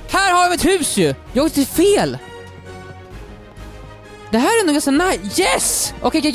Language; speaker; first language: Swedish; native; Swedish